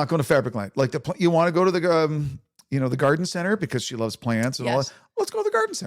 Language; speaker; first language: English; native; English